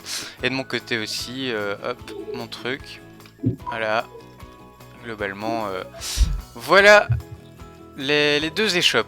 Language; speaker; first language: French; native; French